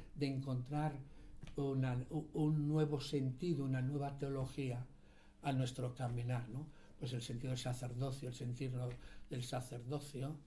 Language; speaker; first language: Spanish; native; Spanish